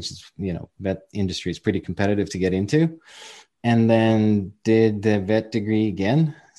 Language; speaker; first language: English; non-native, fluent; Ukrainian